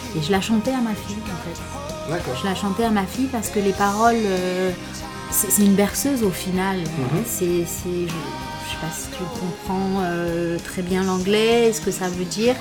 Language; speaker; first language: French; non-native, local second language; Fula